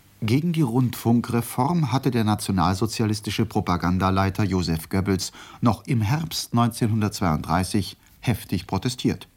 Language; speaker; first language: German; native; German